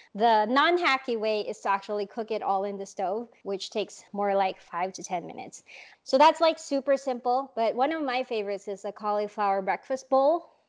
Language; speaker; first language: English; non-native, local second language; Filipino